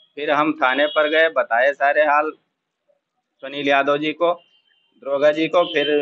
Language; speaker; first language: Hindi; native; Hindi